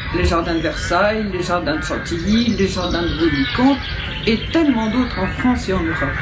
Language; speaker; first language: French; native; French